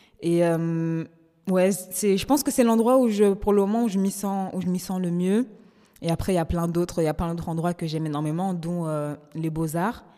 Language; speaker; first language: French; native; French